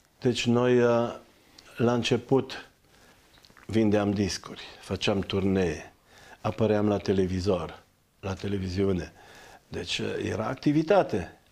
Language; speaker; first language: Romanian; non-native, local second language; German